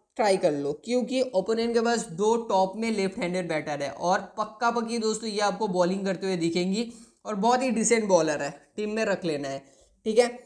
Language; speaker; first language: Hindi; non-native, local second language; Bangla